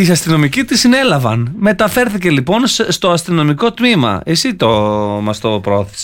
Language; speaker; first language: Greek; native; Greek